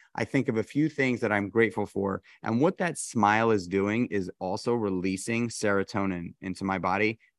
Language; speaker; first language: English; native; English